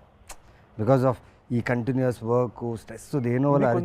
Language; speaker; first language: Telugu; native; Telugu